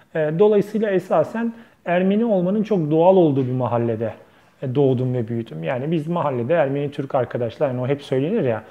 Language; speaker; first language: Turkish; native; Turkish